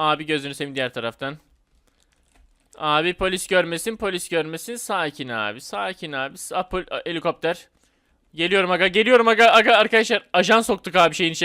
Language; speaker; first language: Turkish; native; Turkish